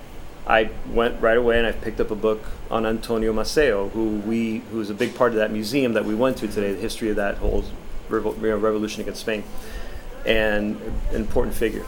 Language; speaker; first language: English; early bilingual, other home language; Spanish